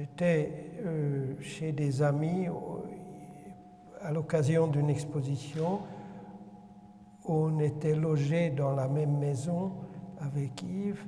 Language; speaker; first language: French; non-native, fluent; Hungarian